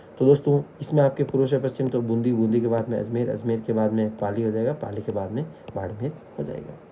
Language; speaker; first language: Hindi; native; Hindi